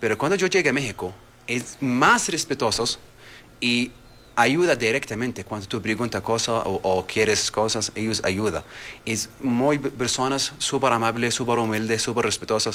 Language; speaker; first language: Spanish; non-native, learner; Arabic